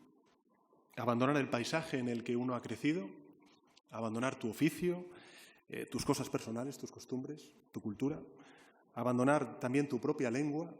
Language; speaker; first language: Spanish; native; Spanish